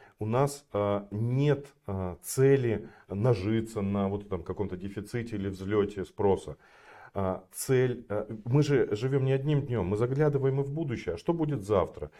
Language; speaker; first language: Russian; native; Russian